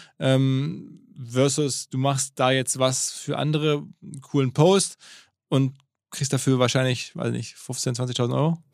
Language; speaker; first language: German; native; German